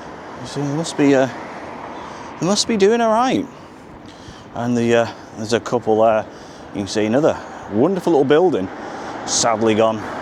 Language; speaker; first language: English; native; English